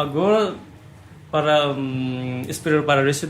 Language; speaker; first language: Portuguese; non-native, learner; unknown